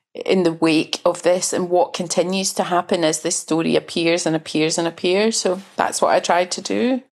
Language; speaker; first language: English; native; English